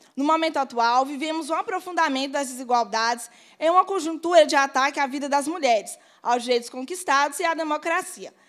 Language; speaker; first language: Portuguese; native; Portuguese